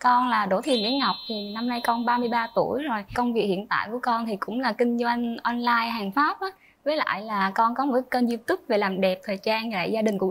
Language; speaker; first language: Vietnamese; native; Vietnamese